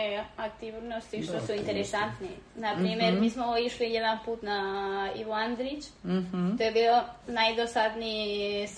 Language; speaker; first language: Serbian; early bilingual, heritage; Spanish